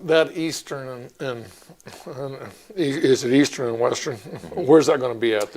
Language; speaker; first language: English; native; English